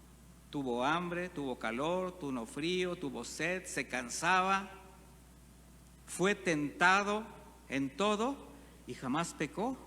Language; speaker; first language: Spanish; native; Spanish